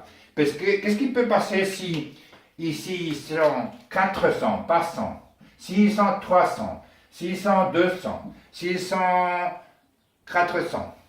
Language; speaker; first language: French; non-native, learner; Spanish